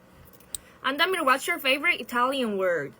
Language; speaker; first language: English; non-native, learner; Korean